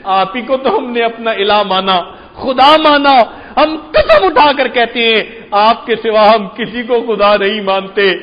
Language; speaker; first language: Urdu; non-native, local second language; Punjabi